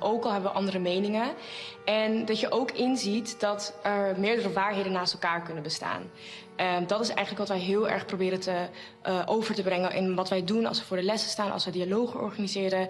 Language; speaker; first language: Dutch; native; Dutch